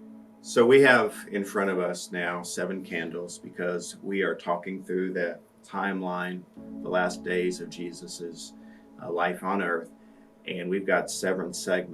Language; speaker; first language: English; native; English